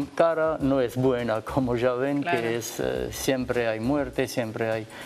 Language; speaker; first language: Spanish; non-native, learner; Armenian